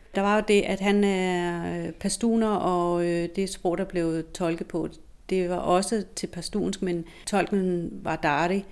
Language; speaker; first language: Danish; native; Danish